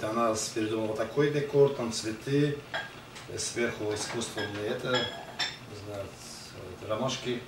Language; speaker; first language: Russian; non-native, learner; Azerbaijani